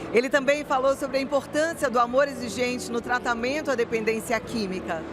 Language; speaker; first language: Portuguese; native; Portuguese